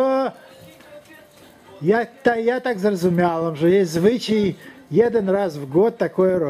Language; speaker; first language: Polish; non-native, learner; Russian